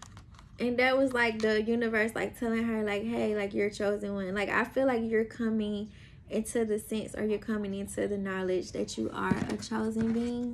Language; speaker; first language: English; native; English